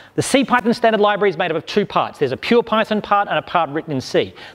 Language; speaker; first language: English; native; English